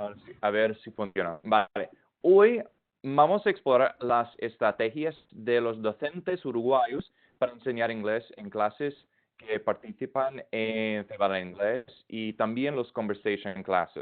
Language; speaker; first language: Spanish; non-native, fluent; English